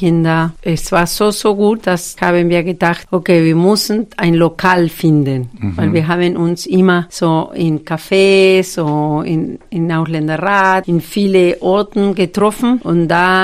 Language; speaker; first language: German; non-native, fluent; Spanish